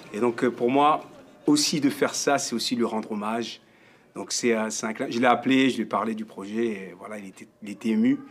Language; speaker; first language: French; native; French